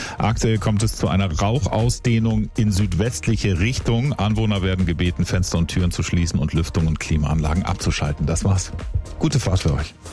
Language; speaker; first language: German; native; German